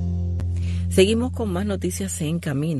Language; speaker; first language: Spanish; native; Spanish